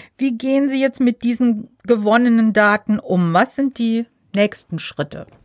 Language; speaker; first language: German; native; German